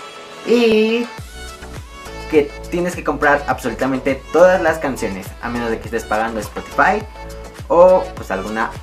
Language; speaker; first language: Spanish; native; Spanish